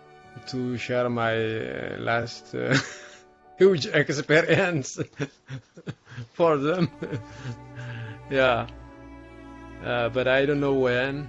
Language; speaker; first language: English; non-native, learner; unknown